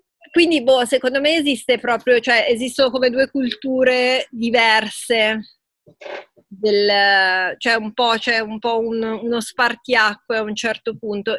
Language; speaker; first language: Italian; native; Italian